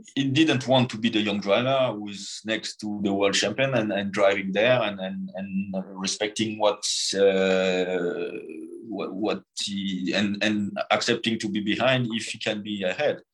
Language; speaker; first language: English; non-native, fluent; French